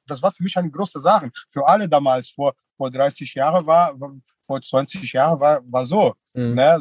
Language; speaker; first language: German; non-native, fluent; Portuguese